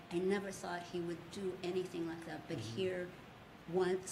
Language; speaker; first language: English; early bilingual, other home language; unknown